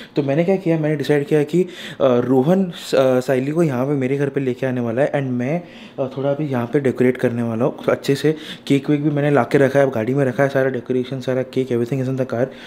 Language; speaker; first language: Hindi; non-native, local second language; Marathi